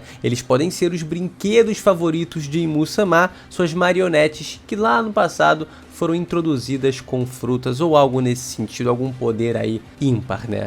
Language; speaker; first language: Portuguese; native; Portuguese